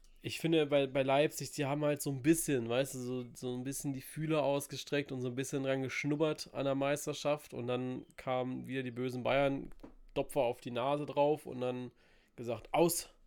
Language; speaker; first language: German; native; German